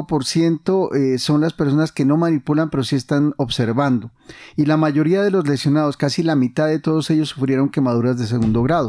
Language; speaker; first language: Spanish; native; Spanish